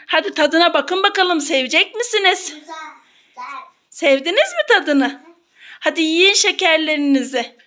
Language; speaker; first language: Turkish; native; Turkish